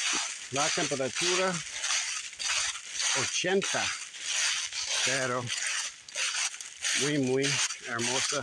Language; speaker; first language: Spanish; non-native, learner; English